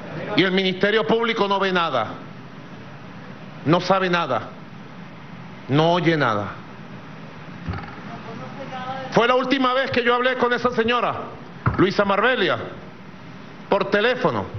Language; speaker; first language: Spanish; native; Spanish